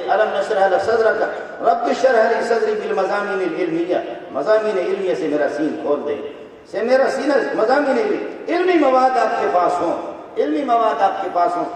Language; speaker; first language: Urdu; non-native, local second language; Brahui